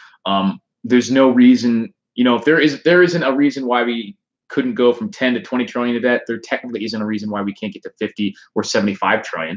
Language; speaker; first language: English; native; English